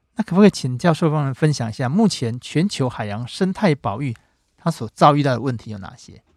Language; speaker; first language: Chinese; native; Chinese